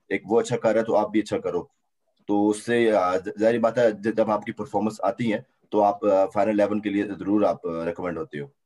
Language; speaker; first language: Urdu; native; Urdu